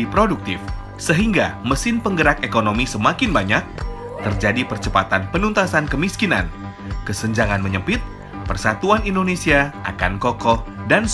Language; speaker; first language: Indonesian; native; Indonesian